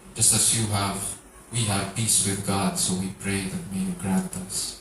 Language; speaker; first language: English; non-native, local second language; Filipino